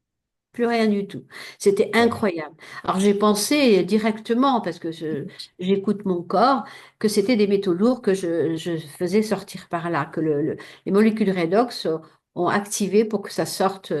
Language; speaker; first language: French; native; French